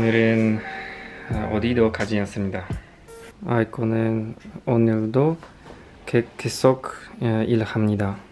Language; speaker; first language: Korean; non-native, learner; Polish